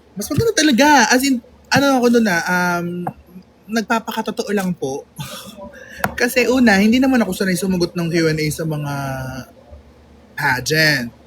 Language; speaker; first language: Filipino; native; Filipino